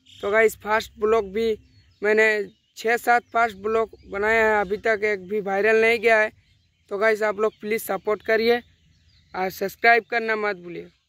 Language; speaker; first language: Hindi; non-native, local second language; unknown